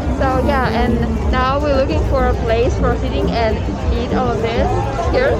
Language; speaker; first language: English; non-native, learner; Russian